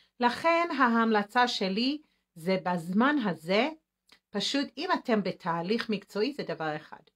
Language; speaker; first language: Hebrew; native; Hebrew